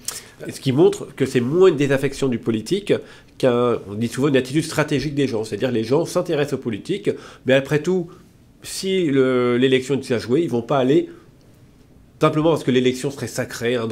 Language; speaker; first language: French; native; French